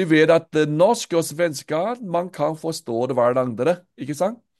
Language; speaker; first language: Swedish; non-native, learner; Chinese